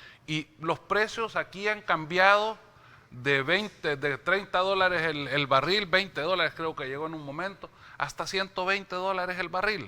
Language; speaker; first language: Spanish; native; Spanish